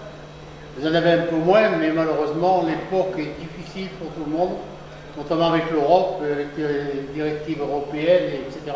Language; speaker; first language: French; native; French